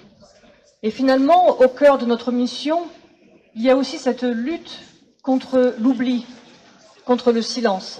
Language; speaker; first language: French; native; French